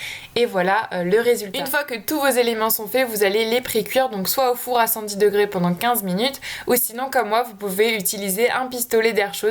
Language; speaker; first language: French; native; French